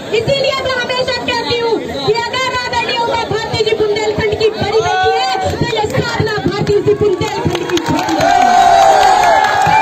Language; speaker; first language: Hindi; native; Hindi